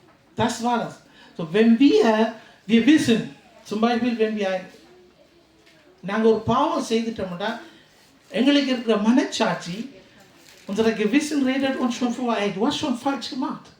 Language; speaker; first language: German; non-native, fluent; Tamil